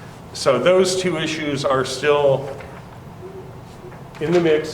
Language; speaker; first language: English; native; English